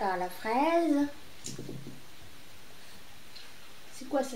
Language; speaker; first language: French; non-native, learner; Filipino